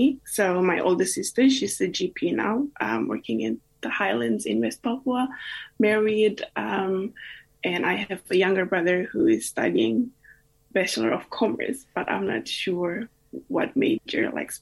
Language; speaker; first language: English; non-native, fluent; Indonesian